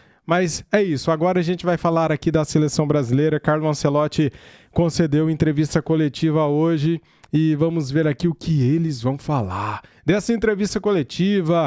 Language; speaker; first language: Portuguese; native; Portuguese